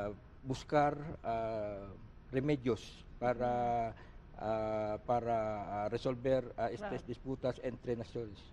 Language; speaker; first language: Spanish; non-native, learner; Filipino